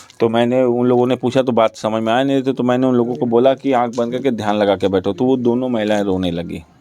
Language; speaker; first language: Hindi; native; Hindi